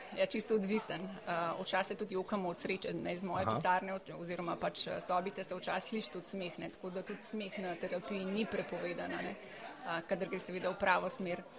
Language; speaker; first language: Slovenian; native; Slovenian